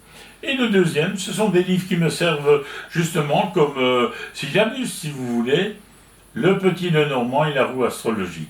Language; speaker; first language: French; native; French